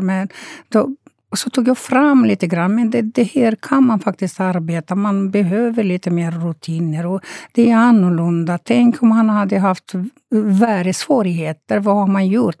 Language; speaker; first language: Swedish; non-native, fluent; Romanian